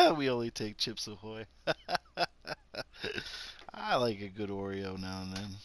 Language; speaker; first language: English; native; English